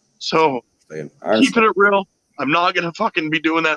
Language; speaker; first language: English; native; English